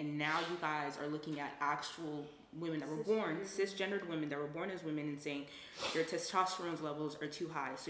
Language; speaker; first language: English; native; English